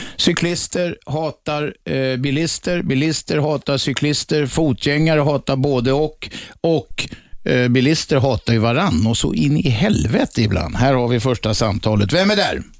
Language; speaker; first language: Swedish; native; Swedish